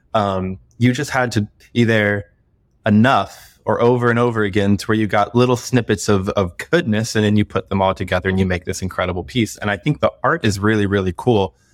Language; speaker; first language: English; native; English